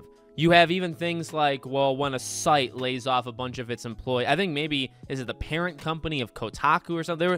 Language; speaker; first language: English; native; English